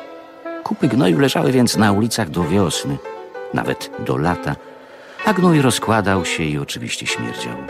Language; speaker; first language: Polish; native; Polish